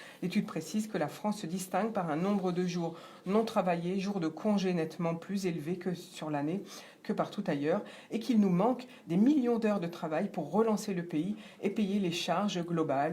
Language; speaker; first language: French; native; French